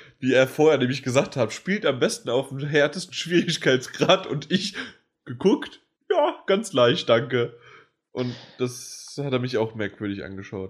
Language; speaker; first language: German; native; German